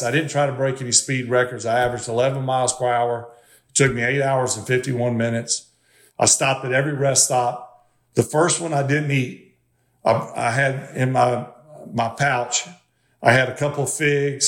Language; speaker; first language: English; native; English